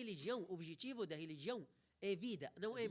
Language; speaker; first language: Portuguese; non-native, fluent; Arabic